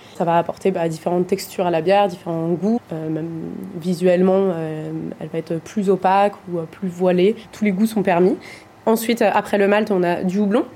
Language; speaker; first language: French; native; French